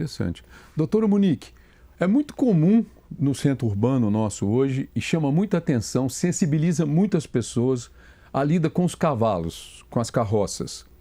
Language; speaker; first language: Portuguese; native; Portuguese